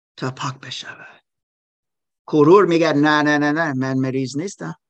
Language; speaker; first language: Persian; non-native, learner; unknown